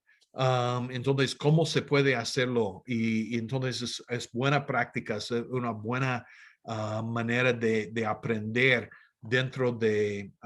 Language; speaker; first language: Spanish; non-native, fluent; English